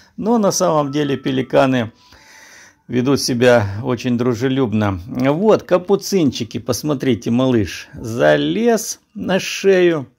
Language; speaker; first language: Russian; native; Russian